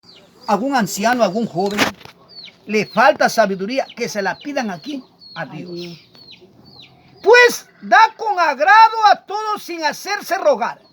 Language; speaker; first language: Spanish; native; Spanish